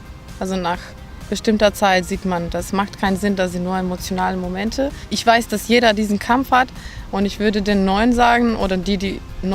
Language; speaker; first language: German; non-native, fluent; Macedonian